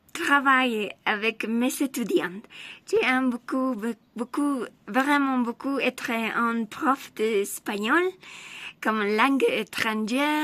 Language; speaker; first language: French; non-native, learner; Spanish